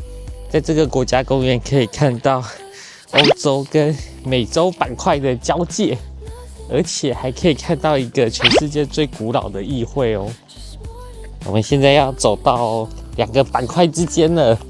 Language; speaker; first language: Chinese; native; Chinese